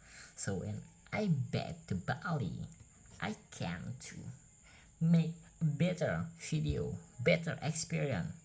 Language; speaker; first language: English; non-native, learner; Indonesian